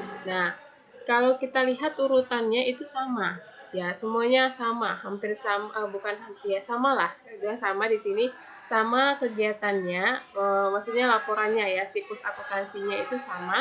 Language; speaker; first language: Indonesian; native; Indonesian